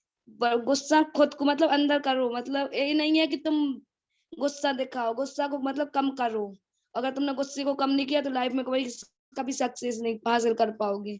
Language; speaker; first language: Hindi; native; Hindi